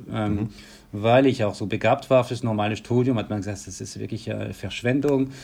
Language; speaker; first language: German; non-native, fluent; French